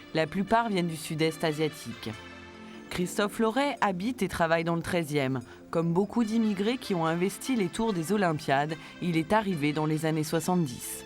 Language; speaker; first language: French; native; French